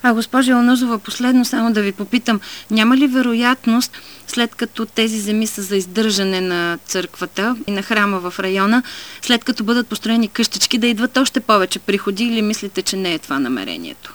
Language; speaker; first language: Bulgarian; native; Bulgarian